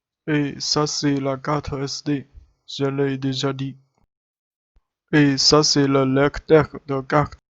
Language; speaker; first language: French; non-native, learner; Chinese